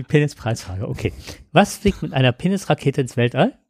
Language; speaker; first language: German; native; German